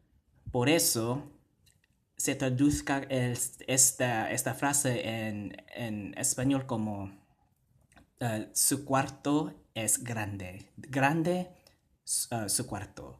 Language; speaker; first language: Spanish; non-native, fluent; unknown